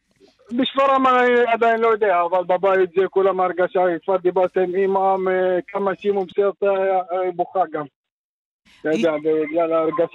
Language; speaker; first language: Hebrew; non-native, local second language; Arabic